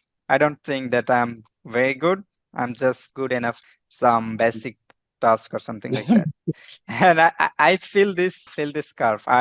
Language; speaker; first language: English; non-native, fluent; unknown